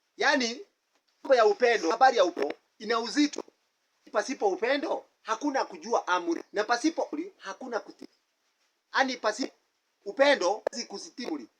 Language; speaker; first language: Swahili; non-native, local second language; Kikuyu